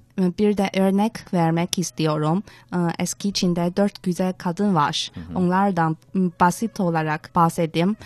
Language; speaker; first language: Turkish; non-native, fluent; Chinese